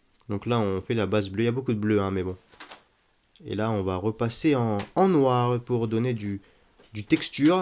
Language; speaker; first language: French; native; French